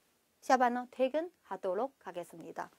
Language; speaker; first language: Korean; non-native, fluent; Chinese